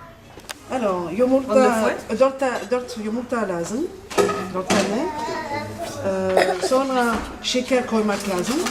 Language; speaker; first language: Turkish; non-native, learner; French